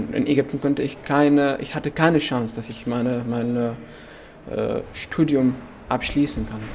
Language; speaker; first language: German; non-native, learner; Arabic